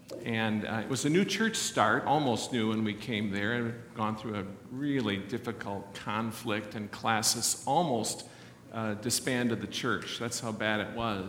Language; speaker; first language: English; native; English